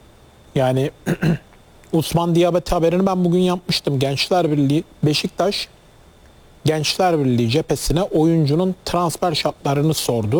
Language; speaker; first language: Turkish; native; Turkish